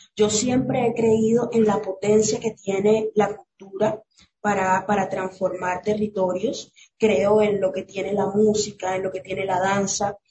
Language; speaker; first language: Spanish; native; Spanish